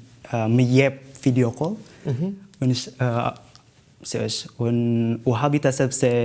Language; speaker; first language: Albanian; non-native, learner; Indonesian